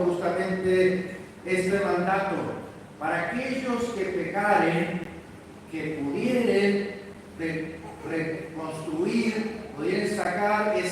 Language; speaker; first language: Spanish; native; Spanish